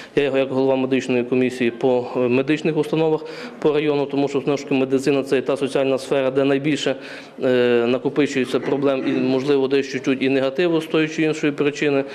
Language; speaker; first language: Ukrainian; native; Ukrainian